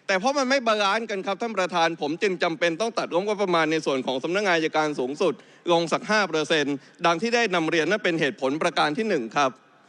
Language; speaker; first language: Thai; native; Thai